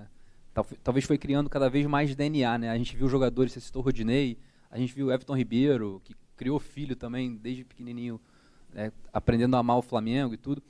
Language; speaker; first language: Portuguese; native; Portuguese